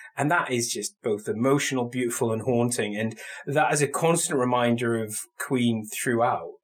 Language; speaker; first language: English; native; English